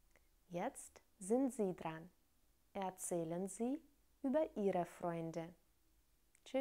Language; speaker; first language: German; non-native, fluent; Russian